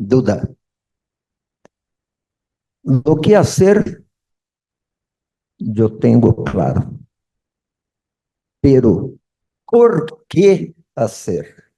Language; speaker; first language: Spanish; non-native, learner; Portuguese